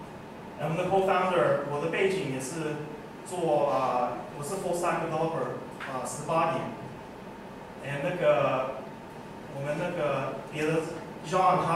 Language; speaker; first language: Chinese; early bilingual, heritage; English